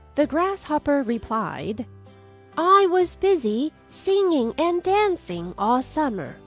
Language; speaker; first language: English; non-native, fluent; Chinese